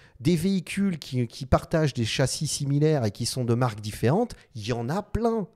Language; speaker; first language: French; non-native, local second language; Arabic